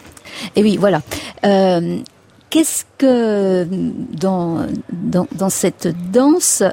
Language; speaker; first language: French; native; French